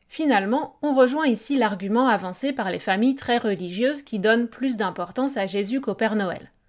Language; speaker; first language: French; native; French